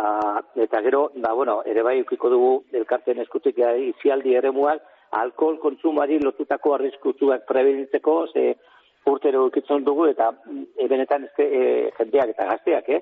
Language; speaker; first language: Basque; native; Basque